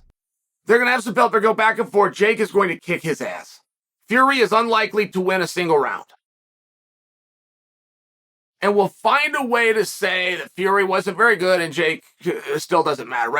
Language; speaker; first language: English; native; English